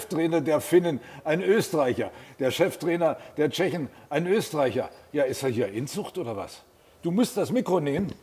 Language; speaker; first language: German; native; German